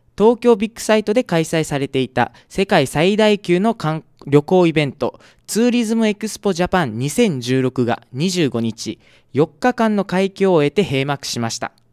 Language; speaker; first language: Japanese; native; Japanese